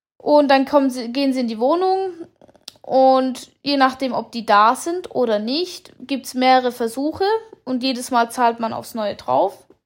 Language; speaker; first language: German; native; German